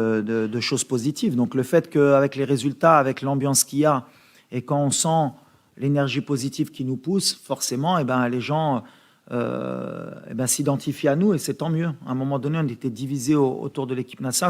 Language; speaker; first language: French; native; French